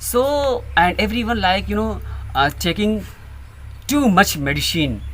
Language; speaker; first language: English; non-native, learner; Hindi